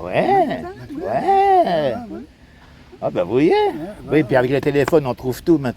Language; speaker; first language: French; native; French